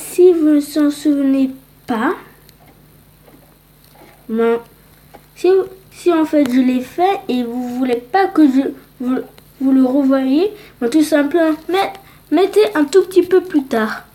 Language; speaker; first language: French; early bilingual, other home language; Polish